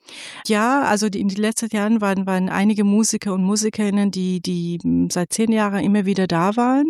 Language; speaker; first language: German; non-native, fluent; Persian